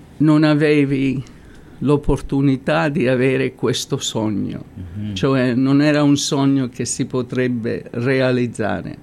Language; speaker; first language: Italian; native; Italian